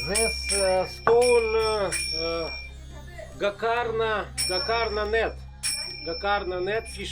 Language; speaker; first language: English; non-native, learner; Russian